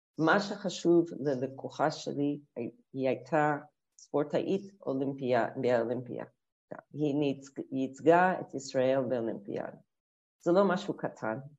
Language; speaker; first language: Hebrew; non-native, fluent; English